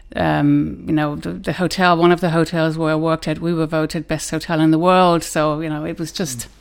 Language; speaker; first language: English; non-native, fluent; German